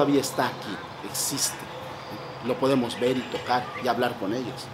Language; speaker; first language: Spanish; native; Spanish